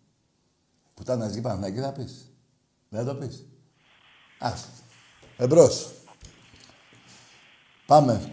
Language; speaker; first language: Greek; native; Greek